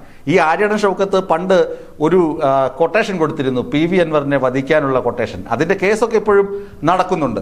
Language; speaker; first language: Malayalam; native; Malayalam